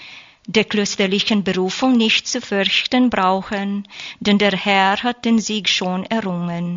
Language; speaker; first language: German; non-native, learner; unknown